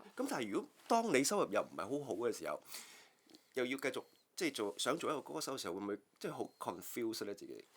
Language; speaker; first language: Cantonese; native; Cantonese